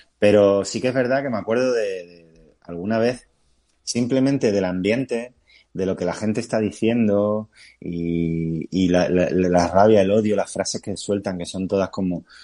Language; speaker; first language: Spanish; native; Spanish